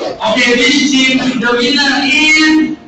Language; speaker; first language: English; non-native, fluent; Thai